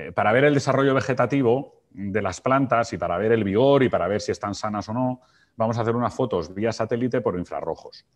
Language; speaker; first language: Spanish; native; Spanish